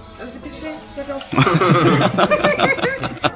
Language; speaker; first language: Russian; native; Russian